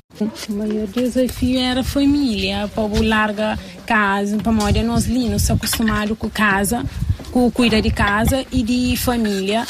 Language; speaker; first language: Portuguese; non-native, local second language; Kabuverdianu